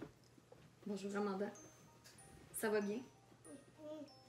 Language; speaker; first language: French; native; French